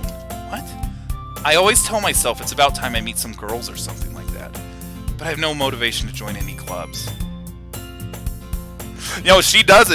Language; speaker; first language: English; native; English